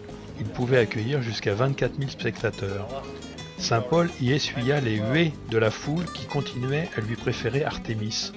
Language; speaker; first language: French; native; French